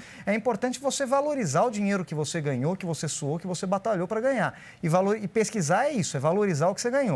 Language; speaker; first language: Portuguese; native; Portuguese